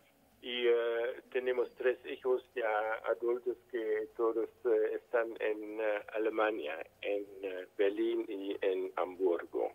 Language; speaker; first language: Spanish; non-native, fluent; German